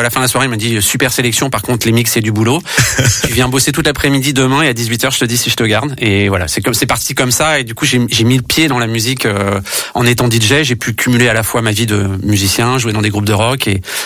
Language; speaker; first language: French; native; French